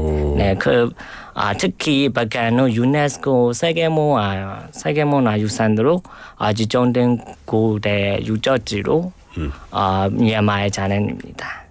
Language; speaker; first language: Korean; non-native, learner; Burmese